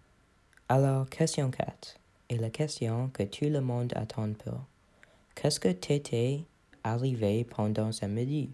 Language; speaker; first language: French; non-native, learner; English